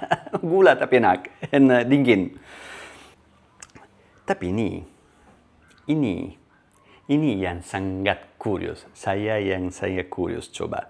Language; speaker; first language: Indonesian; non-native, learner; Italian